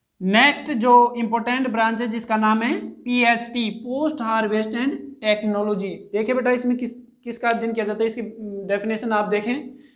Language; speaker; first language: Hindi; native; Hindi